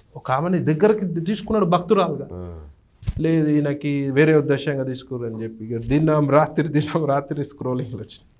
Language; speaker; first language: Telugu; native; Telugu